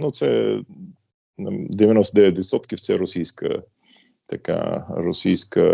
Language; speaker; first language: Ukrainian; non-native, fluent; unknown